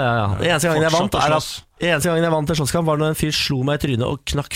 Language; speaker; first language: Norwegian; native; Norwegian